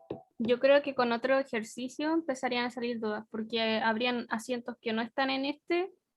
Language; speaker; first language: Spanish; native; Spanish